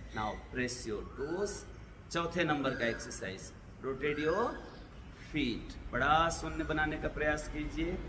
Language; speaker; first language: Hindi; native; Hindi